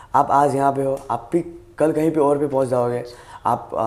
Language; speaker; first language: Hindi; native; Hindi